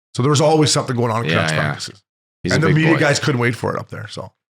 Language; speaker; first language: English; native; English